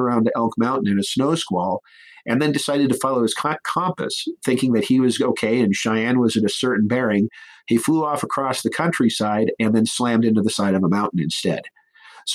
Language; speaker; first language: English; native; English